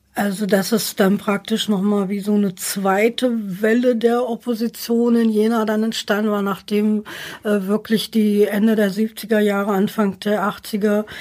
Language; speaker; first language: German; native; German